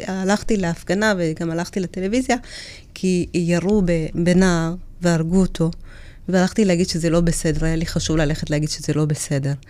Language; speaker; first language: Hebrew; early bilingual, other home language; Amharic